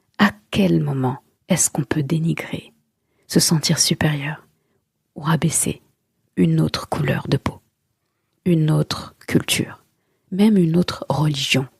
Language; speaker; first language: French; early bilingual, other home language; Wolof